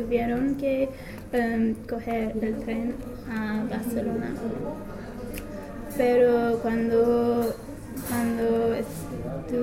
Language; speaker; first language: Spanish; non-native, learner; English